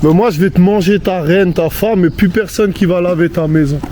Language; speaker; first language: French; native; French